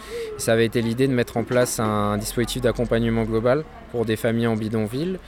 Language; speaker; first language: French; native; French